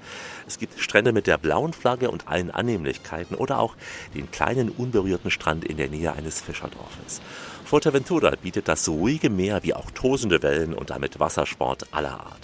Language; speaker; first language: German; native; German